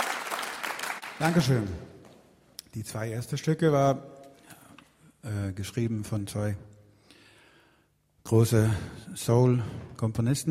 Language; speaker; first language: German; non-native, learner; Swedish